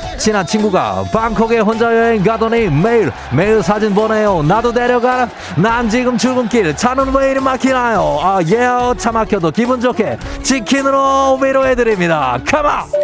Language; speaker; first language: Korean; native; Korean